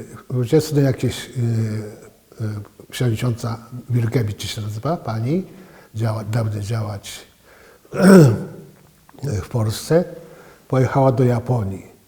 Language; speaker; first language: Polish; non-native, fluent; Japanese